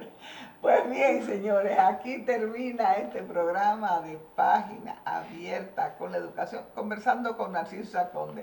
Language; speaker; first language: Spanish; native; Spanish